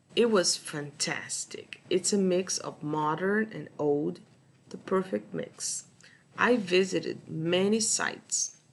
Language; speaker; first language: English; non-native, fluent; Portuguese